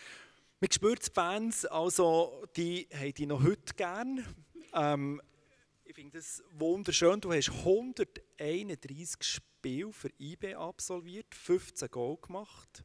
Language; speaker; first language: German; native; German